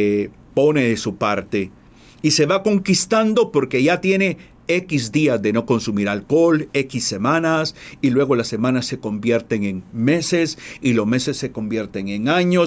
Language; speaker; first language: Spanish; native; Spanish